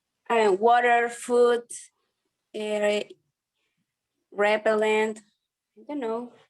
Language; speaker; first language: English; non-native, learner; Spanish